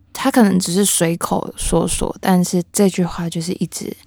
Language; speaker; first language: Chinese; non-native, local second language; Hakka Chinese